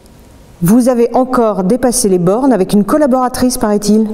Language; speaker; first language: French; native; French